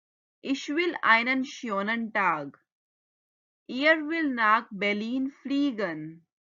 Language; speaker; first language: German; non-native, fluent; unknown